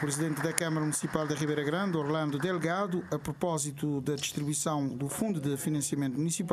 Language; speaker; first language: Portuguese; non-native, local second language; Kabuverdianu